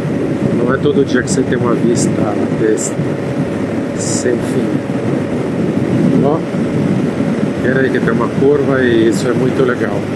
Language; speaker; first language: Portuguese; non-native, fluent; Italian